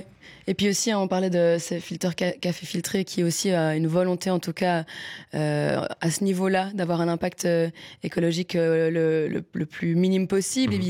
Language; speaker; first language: French; native; French